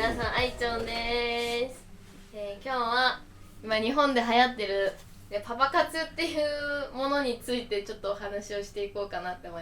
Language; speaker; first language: Japanese; native; Japanese